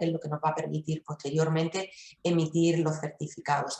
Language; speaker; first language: Spanish; native; Spanish